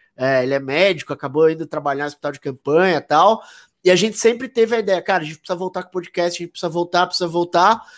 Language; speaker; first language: Portuguese; native; Portuguese